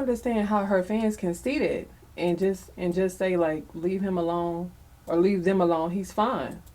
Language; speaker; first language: English; native; English